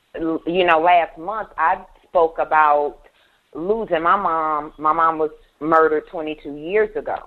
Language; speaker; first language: English; native; English